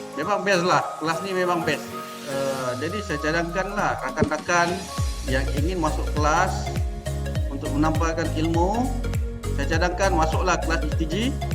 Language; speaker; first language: Malay; native; Malay